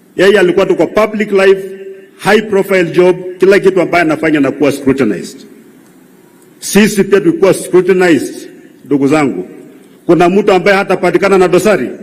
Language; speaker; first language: Swahili; non-native, local second language; Luyia